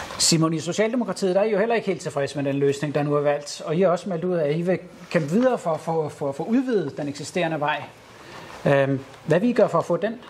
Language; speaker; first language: Danish; native; Danish